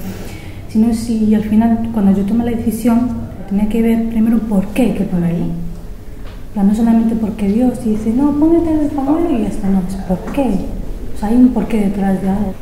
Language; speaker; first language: Spanish; early bilingual, other home language; Arabic